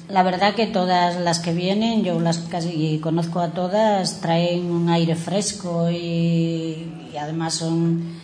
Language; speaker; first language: Spanish; native; Spanish